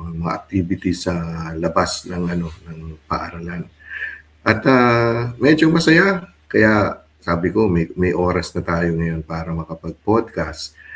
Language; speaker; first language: Filipino; native; Filipino